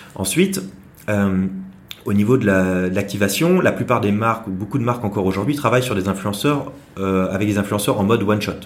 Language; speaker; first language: French; native; French